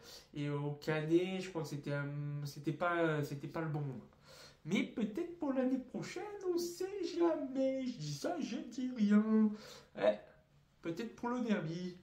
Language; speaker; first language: French; native; French